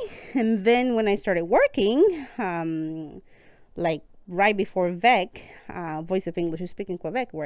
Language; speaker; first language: English; non-native, fluent; Spanish